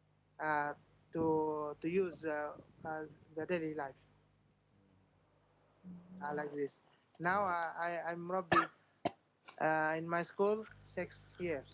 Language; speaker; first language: English; non-native, learner; Malay